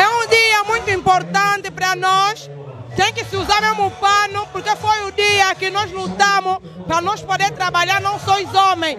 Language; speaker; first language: Portuguese; non-native, fluent; Lingala